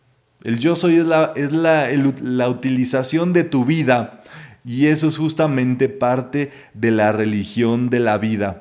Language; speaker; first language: Spanish; native; Spanish